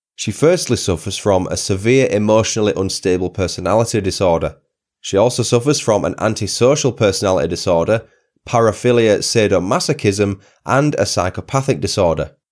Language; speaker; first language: English; native; English